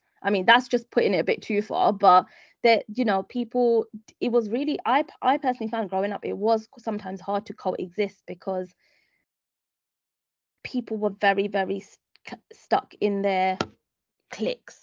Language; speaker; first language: English; native; English